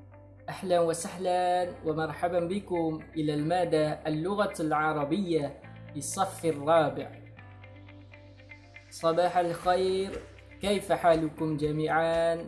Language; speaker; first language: Arabic; non-native, learner; Malay